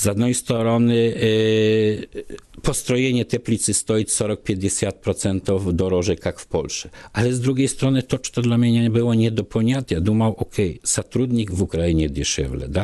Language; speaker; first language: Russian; non-native, learner; Polish